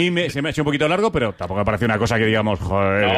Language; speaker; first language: Spanish; native; Spanish